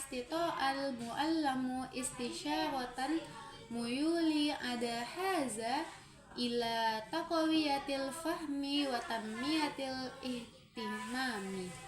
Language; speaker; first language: Arabic; non-native, learner; Indonesian